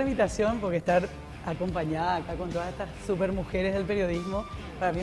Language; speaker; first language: Spanish; native; Spanish